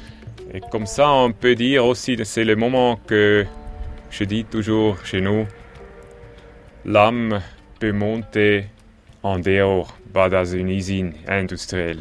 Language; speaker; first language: French; non-native, local second language; German